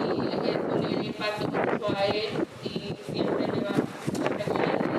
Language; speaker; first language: Spanish; early bilingual, heritage; English